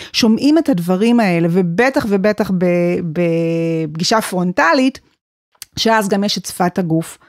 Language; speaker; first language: Hebrew; native; Hebrew